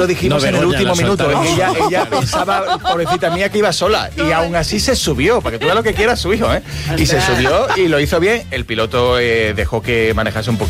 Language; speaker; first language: Spanish; native; Spanish